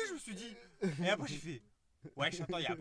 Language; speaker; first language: French; native; French